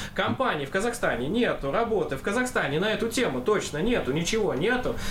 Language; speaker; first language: Russian; non-native, local second language; Kazakh